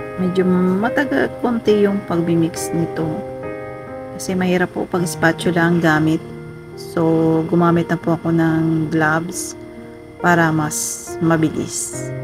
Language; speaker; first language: Filipino; non-native, local second language; Cebuano